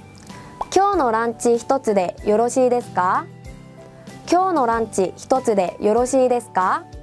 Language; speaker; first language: Japanese; non-native, fluent; Korean